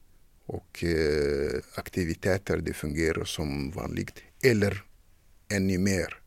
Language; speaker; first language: Swedish; non-native, fluent; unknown